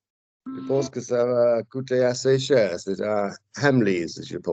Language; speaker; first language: French; non-native, fluent; English